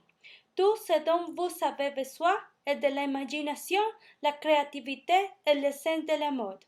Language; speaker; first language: French; non-native, learner; Spanish